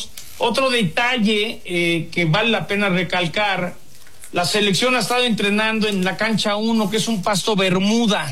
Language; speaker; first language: Spanish; native; Spanish